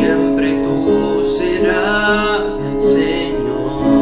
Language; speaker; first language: Spanish; native; Spanish